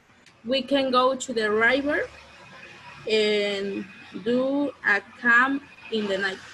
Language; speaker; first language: English; non-native, learner; Spanish